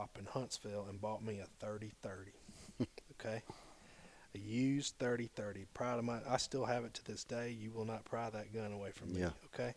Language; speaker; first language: English; native; English